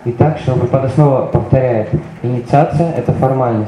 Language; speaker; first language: Russian; native; Russian